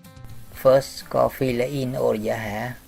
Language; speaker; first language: Swedish; non-native, learner; Vietnamese